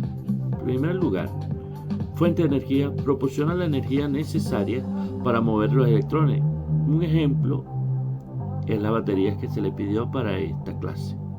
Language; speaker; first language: Spanish; native; Spanish